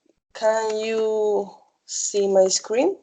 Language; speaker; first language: English; non-native, learner; Spanish